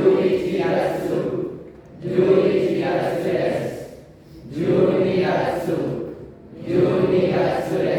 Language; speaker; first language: Japanese; non-native, learner; Indonesian